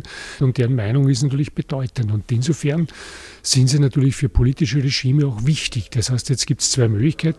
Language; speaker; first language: German; native; German